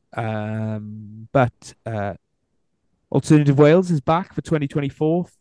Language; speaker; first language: English; native; English